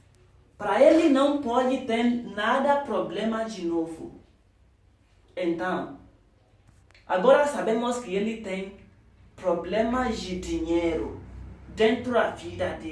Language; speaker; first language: Portuguese; non-native, learner; Yoruba